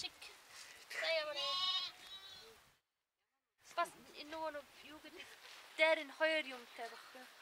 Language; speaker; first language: Mongolian; non-native, fluent; English